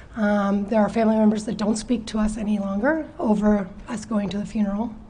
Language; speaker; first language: English; native; English